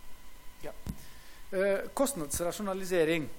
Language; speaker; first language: Norwegian; non-native, fluent; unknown